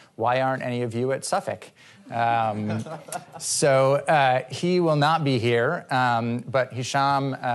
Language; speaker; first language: English; native; English